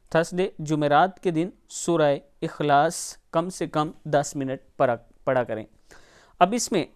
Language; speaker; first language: Urdu; non-native, local second language; Punjabi